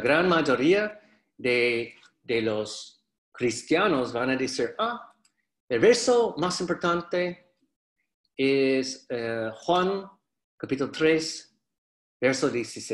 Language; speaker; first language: Spanish; non-native, fluent; English